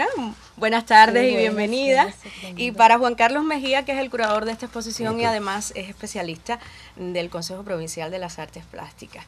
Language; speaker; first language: Spanish; native; Spanish